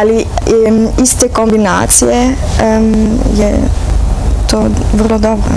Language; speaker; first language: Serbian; early bilingual, heritage; Serbian